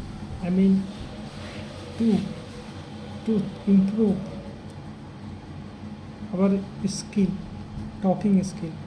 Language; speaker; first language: English; non-native, learner; Hindi